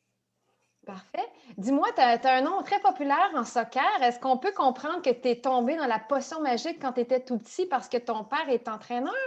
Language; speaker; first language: French; native; French